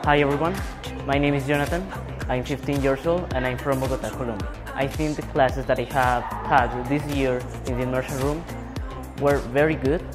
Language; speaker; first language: English; non-native, learner; Spanish